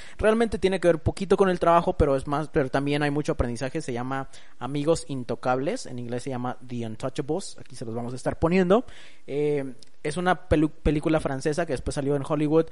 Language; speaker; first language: Spanish; early bilingual, heritage; Spanish